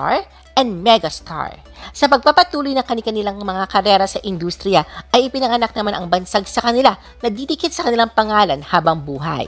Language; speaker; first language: Filipino; native; Filipino